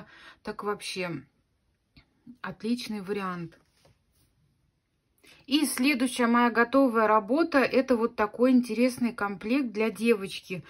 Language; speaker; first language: Russian; native; Russian